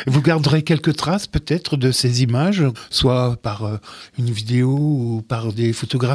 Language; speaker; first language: French; native; French